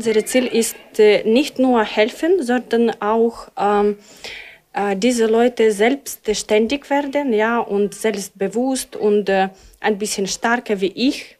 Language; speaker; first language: German; non-native, learner; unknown